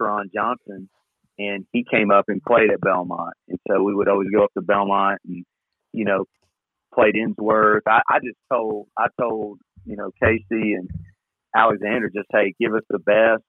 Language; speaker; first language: English; native; English